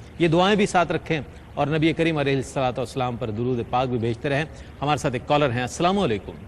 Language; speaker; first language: Urdu; native; Urdu